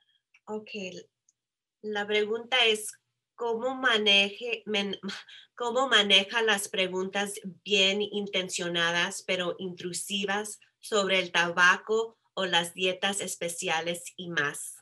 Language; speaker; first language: Spanish; early bilingual, heritage; Spanish